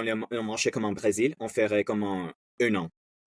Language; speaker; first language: French; non-native, learner; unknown